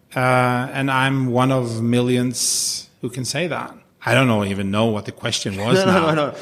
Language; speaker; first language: English; non-native, fluent; Norwegian